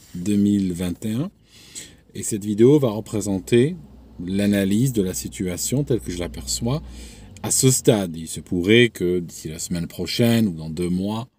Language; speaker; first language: French; non-native, local second language; Arabic